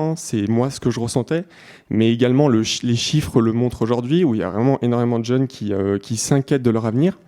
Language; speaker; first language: French; native; French